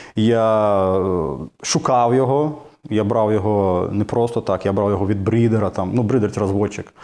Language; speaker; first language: Ukrainian; non-native, fluent; Russian